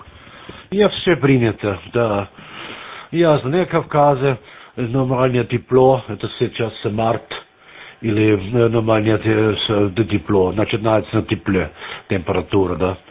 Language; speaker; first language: Russian; non-native, learner; German